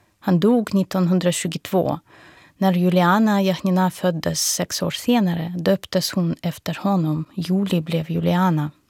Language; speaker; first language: Swedish; non-native, fluent; Russian